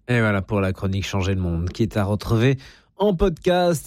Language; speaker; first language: French; native; French